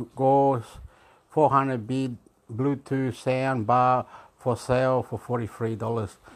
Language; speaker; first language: English; non-native, fluent; Spanish